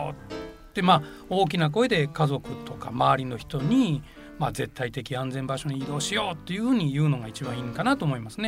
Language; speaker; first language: Japanese; native; Japanese